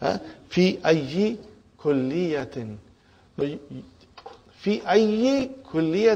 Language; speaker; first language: Arabic; non-native, fluent; Urdu